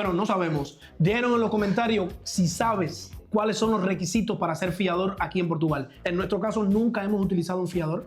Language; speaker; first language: Spanish; native; Spanish